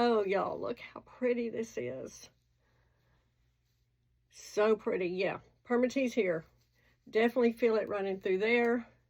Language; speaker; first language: English; native; English